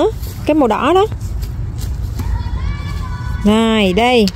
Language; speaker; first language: Vietnamese; native; Vietnamese